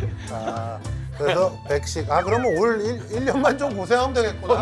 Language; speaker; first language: Korean; native; Korean